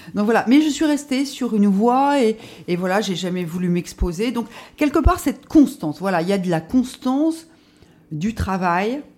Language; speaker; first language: French; native; French